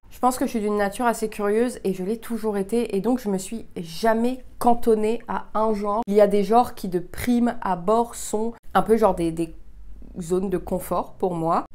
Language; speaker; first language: French; early bilingual, heritage; French